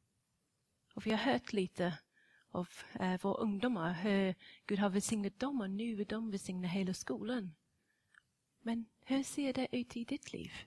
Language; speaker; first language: Swedish; non-native, fluent; English